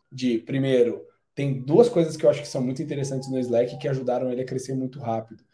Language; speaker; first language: Portuguese; native; Portuguese